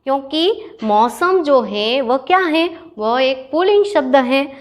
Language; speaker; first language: Hindi; non-native, local second language; Gujarati